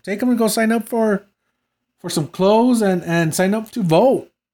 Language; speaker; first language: English; native; English